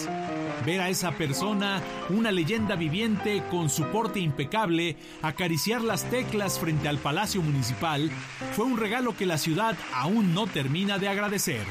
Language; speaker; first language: Spanish; native; Spanish